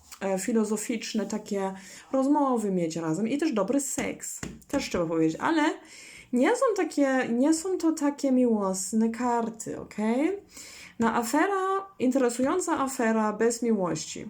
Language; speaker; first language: Polish; non-native, learner; German